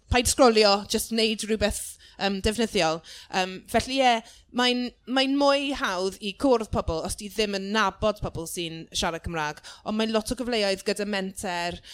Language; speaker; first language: Welsh; non-native, learner; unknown